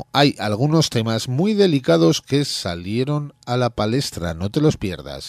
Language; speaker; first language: Spanish; native; Spanish